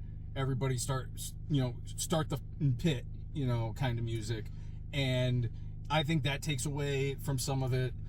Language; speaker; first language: English; native; English